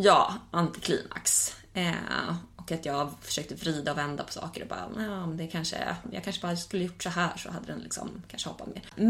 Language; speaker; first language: Swedish; native; Swedish